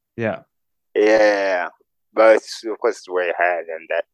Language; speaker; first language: English; non-native, local second language; Ganda